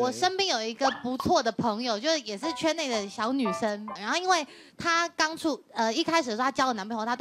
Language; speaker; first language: Chinese; native; Chinese